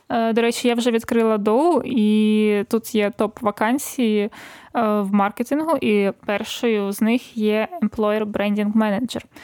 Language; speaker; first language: Ukrainian; native; Ukrainian